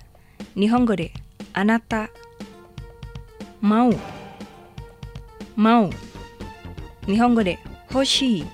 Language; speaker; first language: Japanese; non-native, fluent; Indonesian